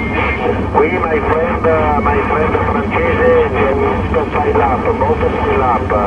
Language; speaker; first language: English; non-native, learner; Italian